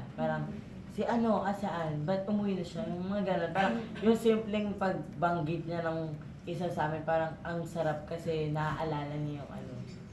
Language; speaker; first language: Filipino; native; Filipino